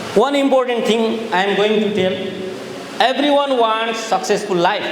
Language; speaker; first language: English; non-native, local second language; Nepali